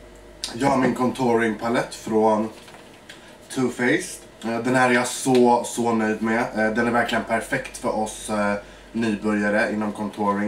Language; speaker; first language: Swedish; early bilingual, other home language; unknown